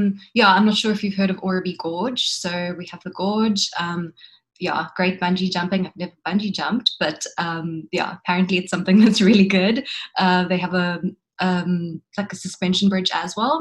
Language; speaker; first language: English; native; English